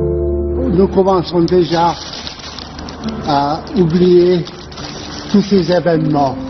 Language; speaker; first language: French; non-native, fluent; Hungarian